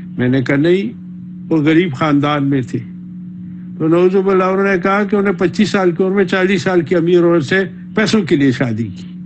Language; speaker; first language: Urdu; native; Urdu